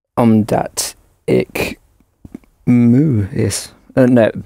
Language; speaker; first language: Dutch; non-native, learner; English